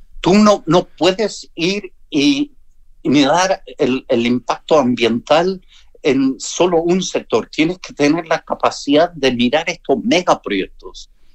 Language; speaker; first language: Spanish; non-native, fluent; English